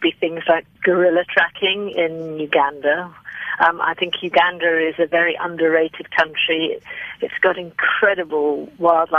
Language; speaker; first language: English; native; English